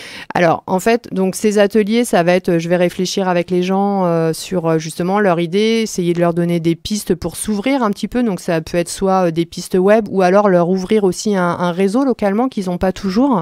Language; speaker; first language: French; native; French